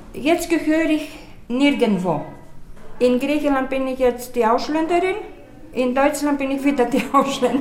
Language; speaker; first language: German; non-native, learner; Greek